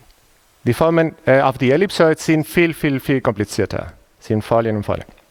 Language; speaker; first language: German; non-native, fluent; Spanish